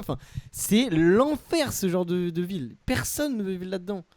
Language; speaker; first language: French; native; French